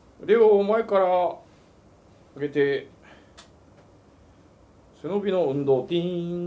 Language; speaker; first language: Japanese; native; Japanese